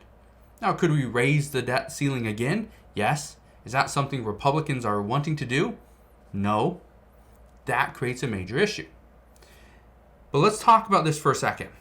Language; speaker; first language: English; native; English